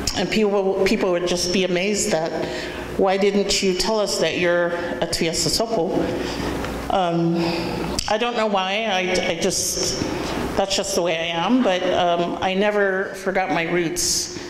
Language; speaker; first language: English; native; English